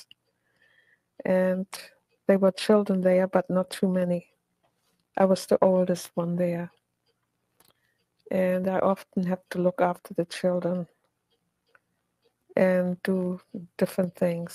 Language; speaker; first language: English; non-native, fluent; German